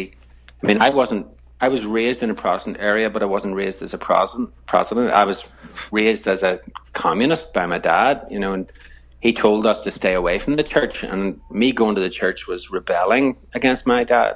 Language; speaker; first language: English; native; English